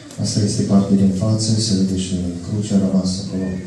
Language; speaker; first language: Romanian; non-native, learner; Russian